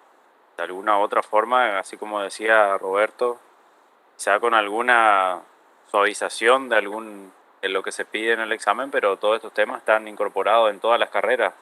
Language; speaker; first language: Spanish; native; Spanish